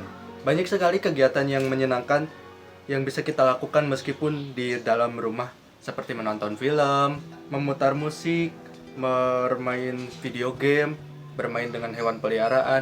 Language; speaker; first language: Indonesian; native; Indonesian